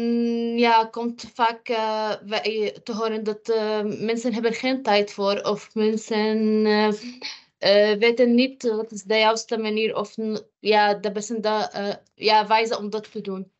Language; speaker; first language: Dutch; non-native, fluent; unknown